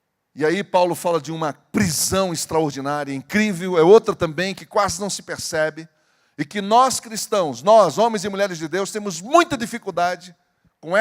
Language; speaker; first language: Portuguese; native; Portuguese